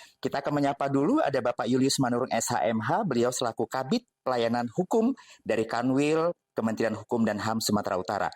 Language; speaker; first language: Indonesian; native; Indonesian